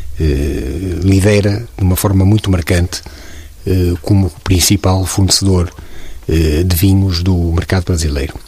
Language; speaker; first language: Portuguese; native; Portuguese